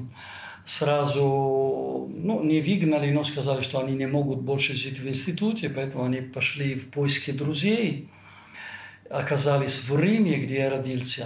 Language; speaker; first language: Russian; non-native, fluent; Italian